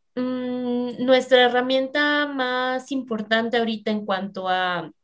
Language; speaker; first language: Spanish; native; Spanish